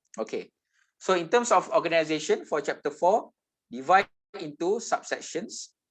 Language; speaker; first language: English; non-native, local second language; Malay